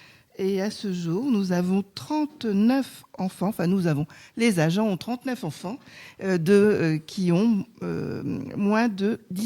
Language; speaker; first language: French; native; French